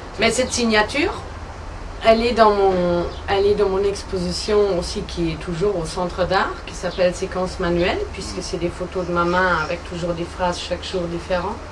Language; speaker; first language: French; non-native, fluent; German